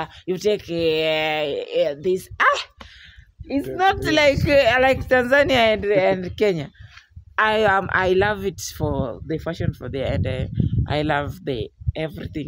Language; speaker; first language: English; non-native, learner; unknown